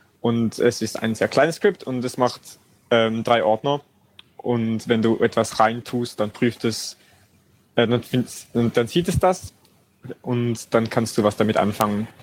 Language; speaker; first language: German; native; German